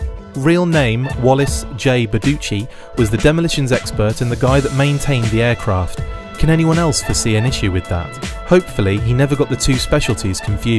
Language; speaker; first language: English; native; English